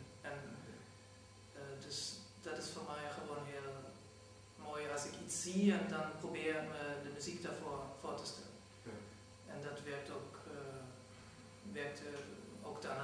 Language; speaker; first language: Dutch; non-native, fluent; German